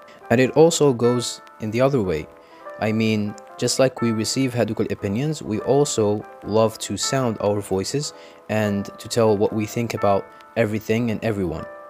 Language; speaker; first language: English; non-native, fluent; Arabic